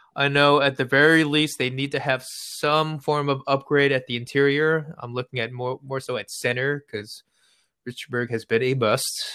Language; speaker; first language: English; native; English